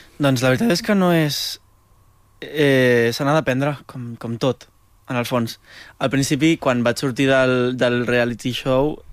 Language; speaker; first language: Catalan; native; Catalan